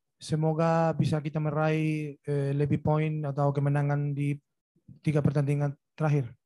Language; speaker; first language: Indonesian; non-native, fluent; Spanish